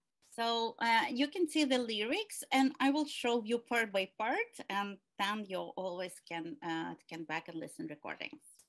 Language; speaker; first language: English; non-native, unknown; Ukrainian